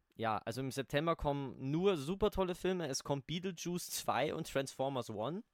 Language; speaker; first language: German; native; German